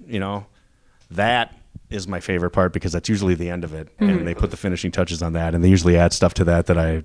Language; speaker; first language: English; native; English